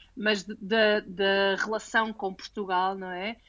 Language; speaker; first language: Portuguese; native; Portuguese